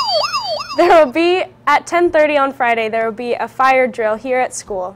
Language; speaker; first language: English; native; English